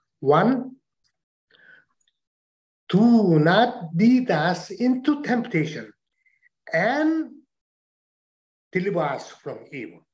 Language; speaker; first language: English; non-native, learner; Chinese